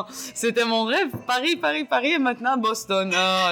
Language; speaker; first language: French; non-native, learner; Hebrew